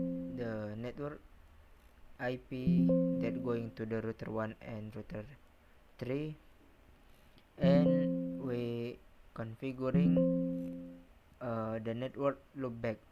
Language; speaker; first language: English; non-native, learner; Indonesian